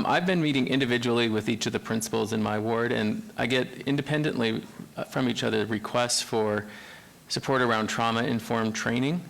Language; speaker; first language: English; native; English